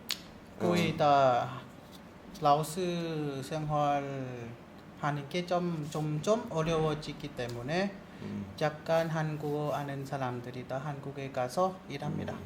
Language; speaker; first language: Korean; non-native, learner; Lao